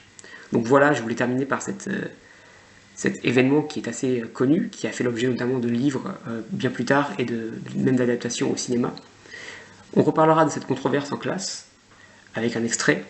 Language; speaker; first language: French; native; French